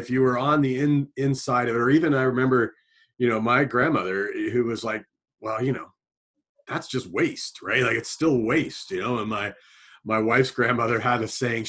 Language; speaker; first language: English; native; English